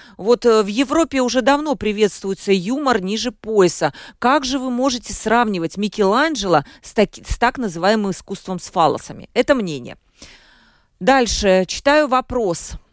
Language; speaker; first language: Russian; native; Russian